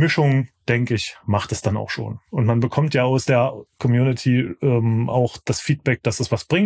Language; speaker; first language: German; native; German